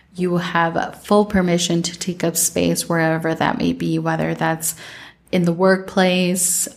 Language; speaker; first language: English; early bilingual, other home language; Spanish